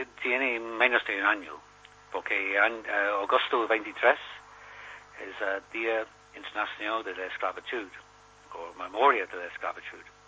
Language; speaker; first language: Spanish; non-native, learner; English